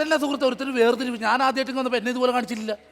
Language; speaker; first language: Malayalam; native; Malayalam